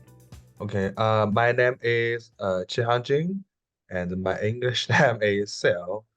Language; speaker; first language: English; non-native, learner; Chinese